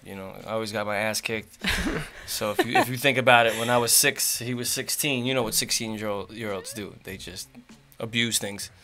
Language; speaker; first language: English; native; English